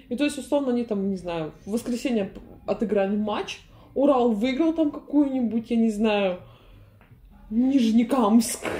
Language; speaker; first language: Russian; native; Russian